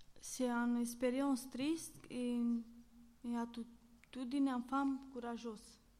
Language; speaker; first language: French; non-native, learner; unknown